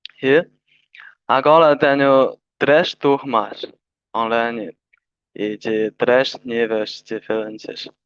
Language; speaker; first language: Portuguese; non-native, learner; Chinese